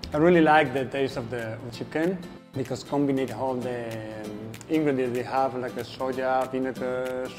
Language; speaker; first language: English; non-native, learner; Spanish